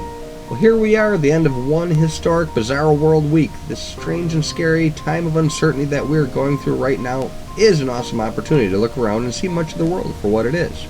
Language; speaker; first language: English; native; English